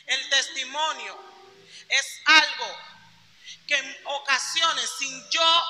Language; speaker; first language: Spanish; native; Spanish